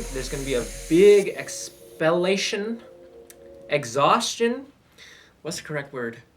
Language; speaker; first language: English; native; English